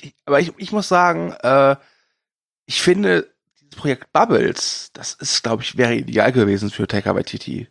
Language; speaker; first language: German; native; German